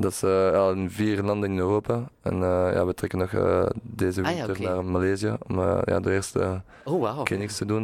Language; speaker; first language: Dutch; non-native, local second language; French